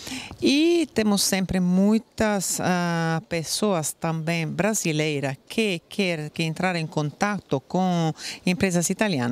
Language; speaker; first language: Portuguese; non-native, fluent; Italian